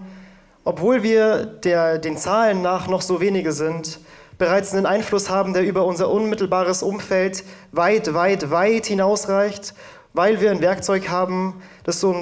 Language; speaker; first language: German; native; German